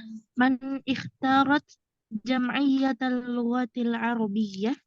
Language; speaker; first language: Arabic; non-native, learner; Indonesian